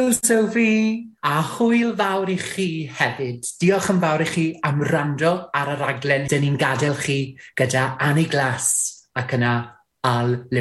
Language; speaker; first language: Welsh; native; Welsh